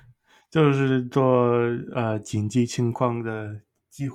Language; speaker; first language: Chinese; non-native, fluent; English